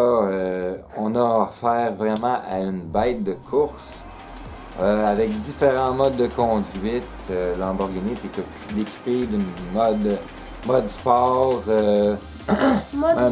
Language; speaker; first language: French; native; French